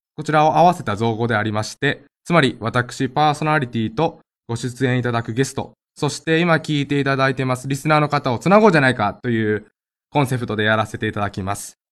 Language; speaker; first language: Japanese; native; Japanese